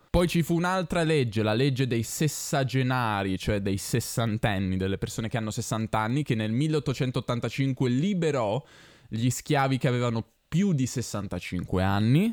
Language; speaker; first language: Italian; native; Italian